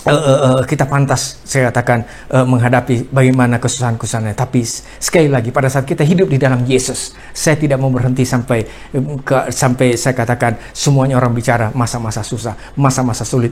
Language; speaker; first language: Indonesian; native; Indonesian